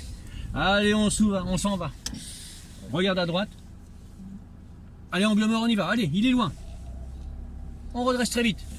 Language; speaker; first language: French; native; French